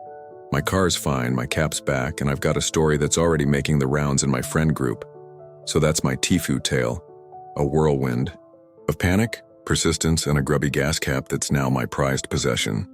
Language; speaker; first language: English; native; English